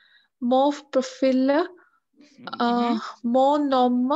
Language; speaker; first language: French; non-native, learner; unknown